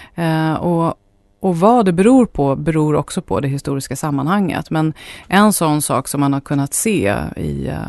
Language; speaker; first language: Swedish; native; Swedish